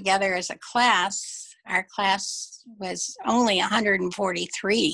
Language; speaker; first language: English; native; English